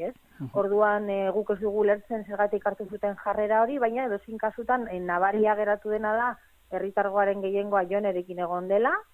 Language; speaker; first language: Basque; native; Basque